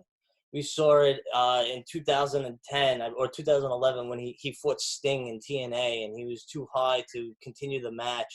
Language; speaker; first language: English; native; English